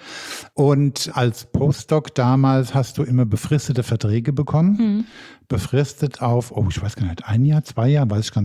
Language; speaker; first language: German; native; German